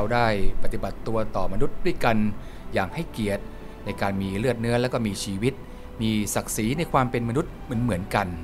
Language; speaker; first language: Thai; native; Thai